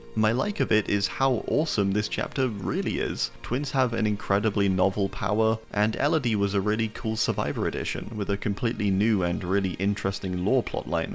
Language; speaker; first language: English; native; English